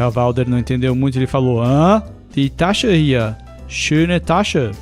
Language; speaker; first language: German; non-native, fluent; Portuguese